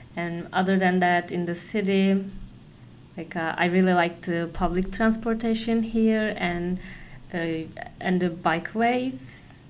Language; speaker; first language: English; non-native, fluent; Turkish